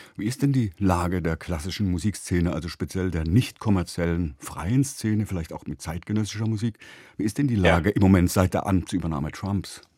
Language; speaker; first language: German; native; German